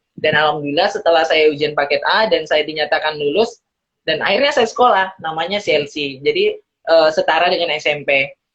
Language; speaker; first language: Indonesian; early bilingual, heritage; Indonesian